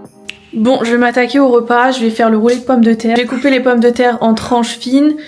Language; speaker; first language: French; native; French